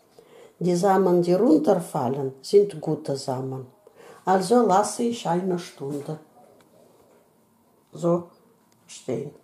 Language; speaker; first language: German; non-native, learner; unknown